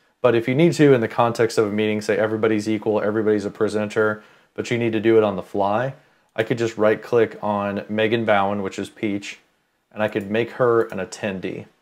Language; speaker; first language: English; native; English